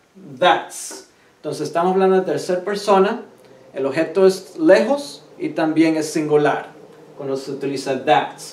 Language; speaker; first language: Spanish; early bilingual, heritage; Spanish